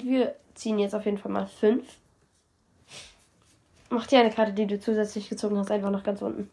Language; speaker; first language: German; native; German